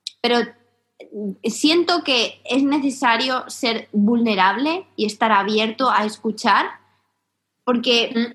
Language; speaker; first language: Spanish; native; Spanish